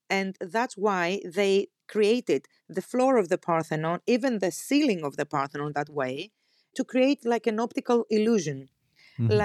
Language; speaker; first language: English; non-native, fluent; Greek